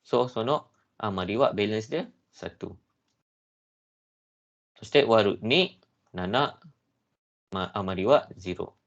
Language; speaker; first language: Japanese; non-native, fluent; Malay